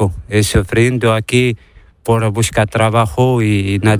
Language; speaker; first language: Spanish; non-native, learner; Arabic